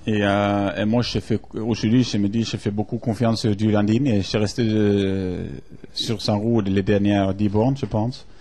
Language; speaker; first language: French; non-native, fluent; Norwegian